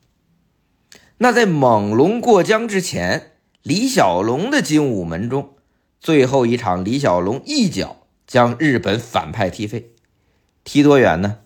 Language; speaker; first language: Chinese; native; Chinese